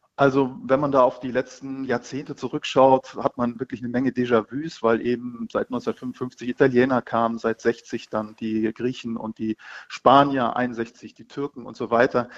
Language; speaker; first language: German; early bilingual, other home language; Greek